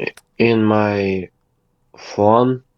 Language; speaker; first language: English; non-native, learner; Russian